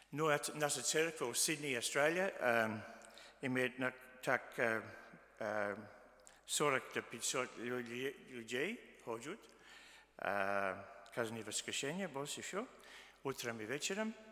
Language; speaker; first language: Russian; early bilingual, heritage; Russian